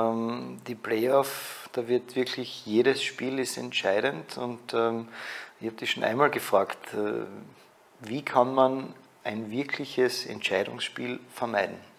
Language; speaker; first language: German; native; German